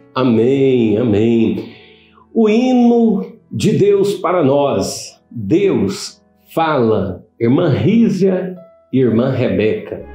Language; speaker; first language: Portuguese; native; Portuguese